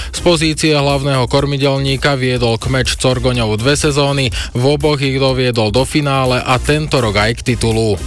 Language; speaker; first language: Slovak; native; Slovak